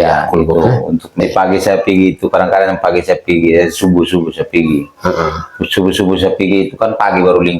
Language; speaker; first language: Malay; non-native, local second language; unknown